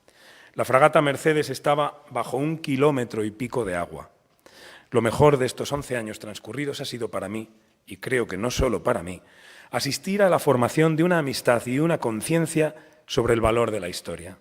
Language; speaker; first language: Spanish; native; Spanish